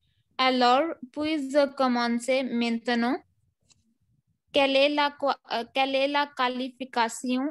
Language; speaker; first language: French; non-native, learner; Hindi